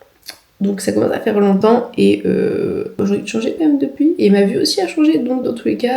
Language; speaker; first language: French; native; French